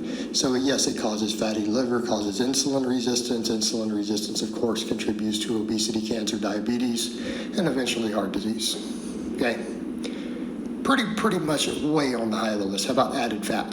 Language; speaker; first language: English; native; English